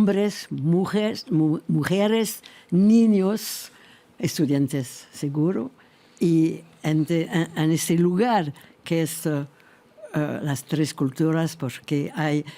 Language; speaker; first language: Spanish; non-native, fluent; French